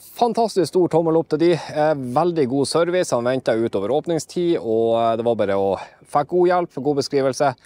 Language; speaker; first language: Norwegian; native; Norwegian